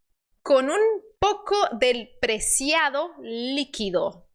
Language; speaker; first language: Spanish; non-native, fluent; Portuguese